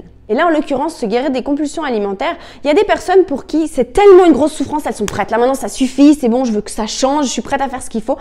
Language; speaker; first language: French; native; French